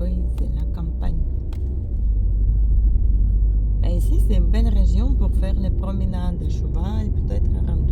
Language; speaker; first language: French; non-native, fluent; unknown